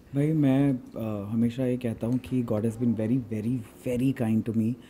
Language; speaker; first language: Hindi; native; Hindi